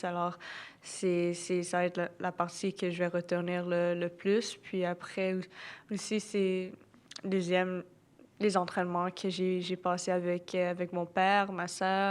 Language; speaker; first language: French; non-native, local second language; English